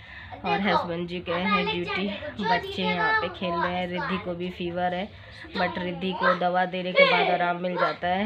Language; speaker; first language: Hindi; native; Hindi